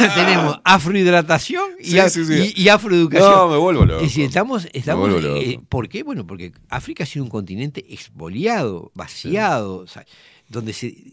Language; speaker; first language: Spanish; native; Spanish